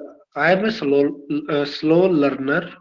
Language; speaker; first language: English; non-native, learner; Hindi